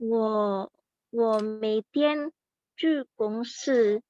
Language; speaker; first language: Chinese; non-native, learner; Indonesian